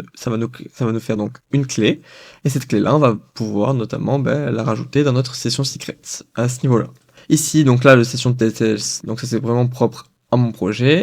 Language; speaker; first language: French; native; French